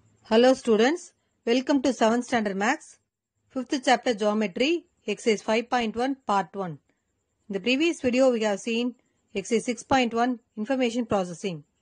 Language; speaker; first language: English; non-native, local second language; Tamil